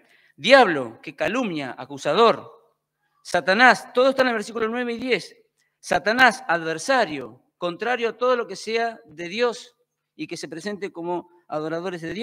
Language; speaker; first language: Spanish; native; Spanish